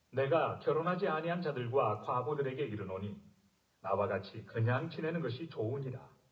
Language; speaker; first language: Korean; native; Korean